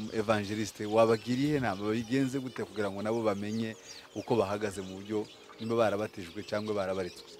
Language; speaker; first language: Kinyarwanda; early bilingual, heritage; Kinyarwanda